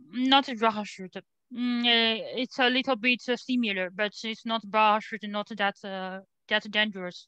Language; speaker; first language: English; non-native, learner; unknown